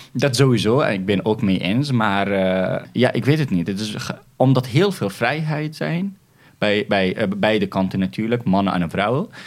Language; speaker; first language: Dutch; non-native, fluent; Arabic